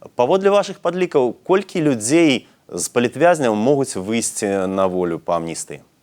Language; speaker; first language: Belarusian; native; Belarusian